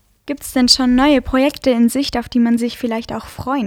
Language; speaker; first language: German; native; German